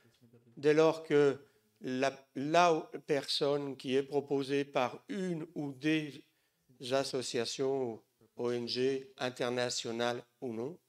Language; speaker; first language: French; native; French